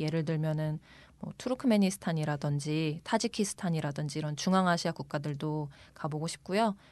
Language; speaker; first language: Korean; native; Korean